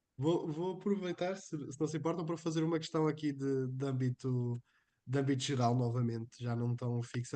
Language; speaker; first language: Portuguese; native; Portuguese